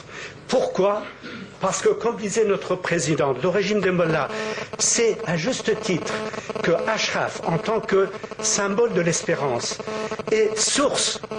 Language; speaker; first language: French; native; French